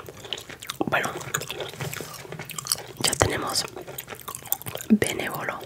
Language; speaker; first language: Spanish; non-native, fluent; English